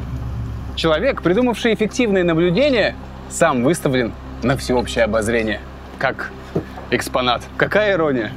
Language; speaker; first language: Russian; native; Russian